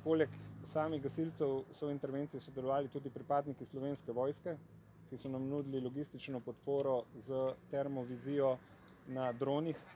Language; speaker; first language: Slovenian; native; Slovenian